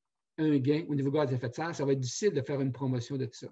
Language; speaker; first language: French; native; French